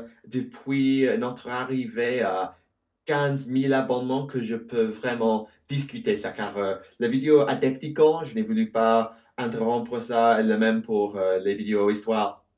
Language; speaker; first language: French; non-native, learner; English